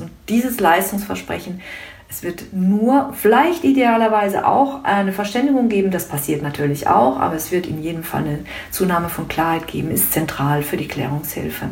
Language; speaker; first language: German; native; German